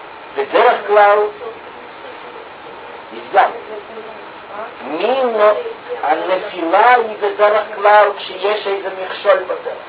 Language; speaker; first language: Hebrew; non-native, fluent; Russian